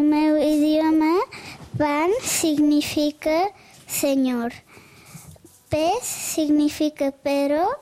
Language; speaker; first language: Catalan; early bilingual, other home language; Czech